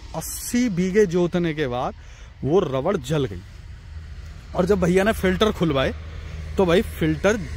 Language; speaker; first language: Hindi; native; Hindi